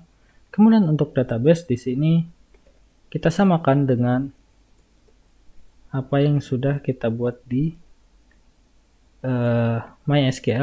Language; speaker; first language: Indonesian; native; Indonesian